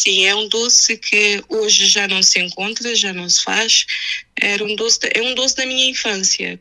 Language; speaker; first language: Portuguese; non-native, local second language; Kabuverdianu